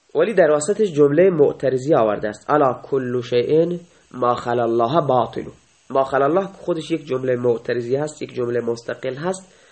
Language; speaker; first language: Persian; native; Persian